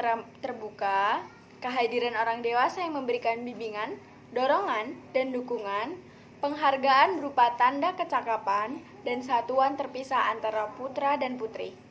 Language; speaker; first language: Indonesian; native; Indonesian